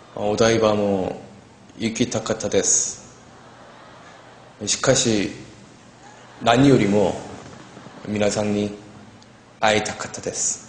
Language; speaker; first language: Japanese; non-native, learner; Korean